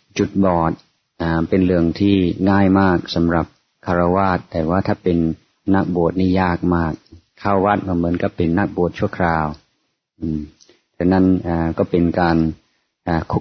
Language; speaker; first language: Thai; non-native, fluent; English